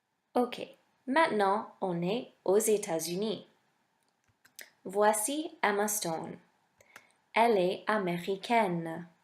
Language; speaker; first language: French; non-native, fluent; English